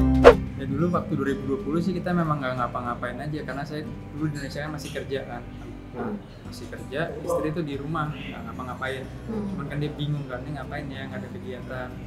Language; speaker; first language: Indonesian; native; Indonesian